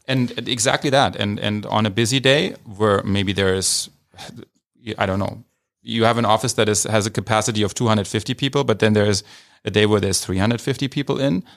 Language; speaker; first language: English; non-native, fluent; German